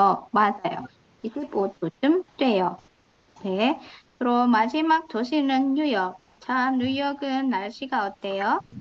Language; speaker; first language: Korean; non-native, fluent; Indonesian